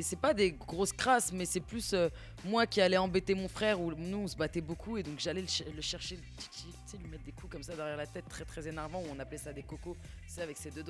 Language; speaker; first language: French; native; French